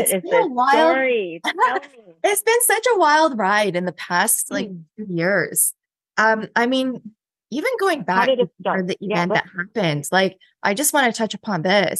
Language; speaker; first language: English; native; English